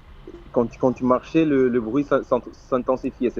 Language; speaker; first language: French; non-native, fluent; Portuguese